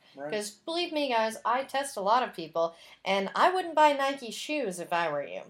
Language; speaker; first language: English; native; English